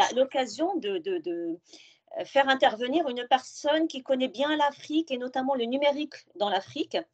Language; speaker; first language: French; non-native, local second language; Arabic